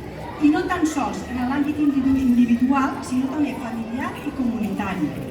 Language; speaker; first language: Catalan; native; Catalan